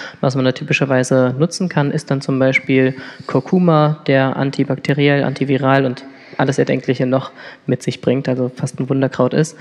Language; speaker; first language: German; native; German